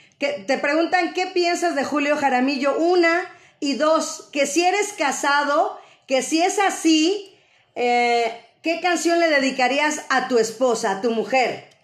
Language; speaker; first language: Spanish; native; Spanish